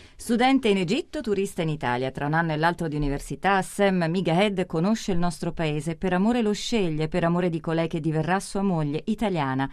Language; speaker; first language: Italian; native; Italian